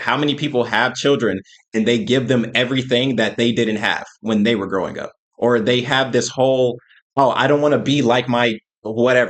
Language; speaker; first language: English; native; English